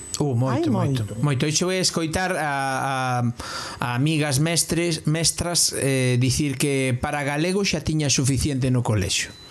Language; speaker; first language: Galician; non-native, local second language; Spanish